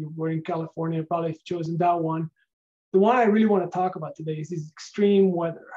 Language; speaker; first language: English; non-native, fluent; Spanish